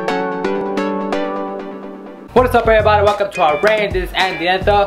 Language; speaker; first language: English; early bilingual, other home language; Spanish